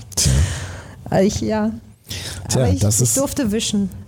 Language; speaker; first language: German; early bilingual, other home language; Danish